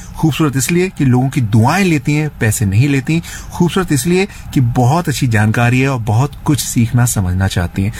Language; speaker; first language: Hindi; native; Hindi